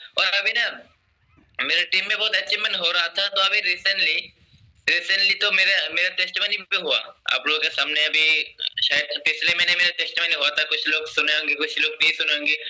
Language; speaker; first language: Hindi; non-native, local second language; Assamese